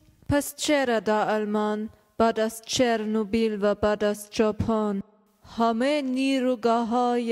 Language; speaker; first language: Persian; early bilingual, heritage; German